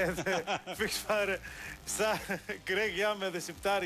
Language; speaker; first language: Albanian; non-native, learner; Greek